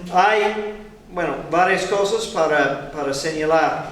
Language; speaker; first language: Spanish; non-native, fluent; English